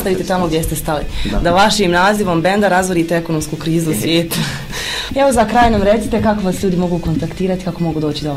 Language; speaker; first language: Croatian; native; Croatian